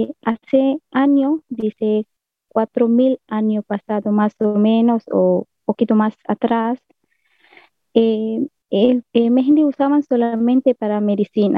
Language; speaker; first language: Spanish; non-native, learner; Hindi